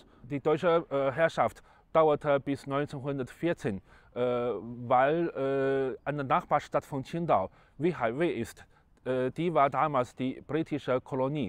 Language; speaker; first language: German; non-native, fluent; Chinese